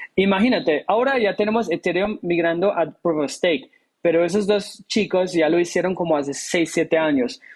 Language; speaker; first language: Spanish; non-native, fluent; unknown